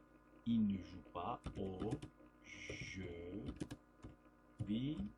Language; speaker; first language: French; non-native, fluent; Turkish